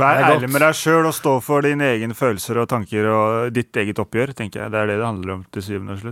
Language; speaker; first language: Norwegian; native; Norwegian